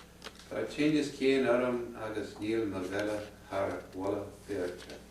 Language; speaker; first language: Irish; non-native, learner; English